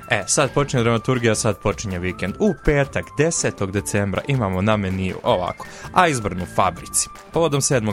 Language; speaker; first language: Serbian; native; Serbian